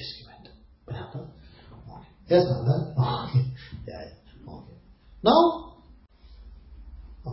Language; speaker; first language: Russian; non-native, learner; Tibetan